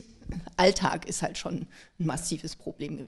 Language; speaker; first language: German; native; German